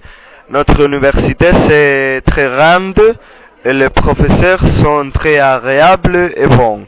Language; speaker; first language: French; non-native, learner; Spanish